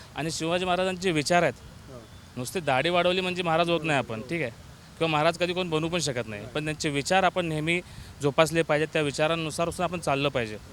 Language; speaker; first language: Marathi; native; Marathi